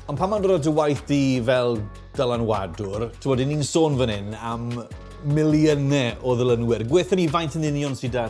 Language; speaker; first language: Welsh; native; Welsh